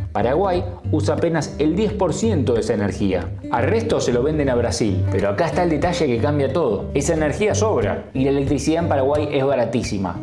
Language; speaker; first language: Spanish; native; Spanish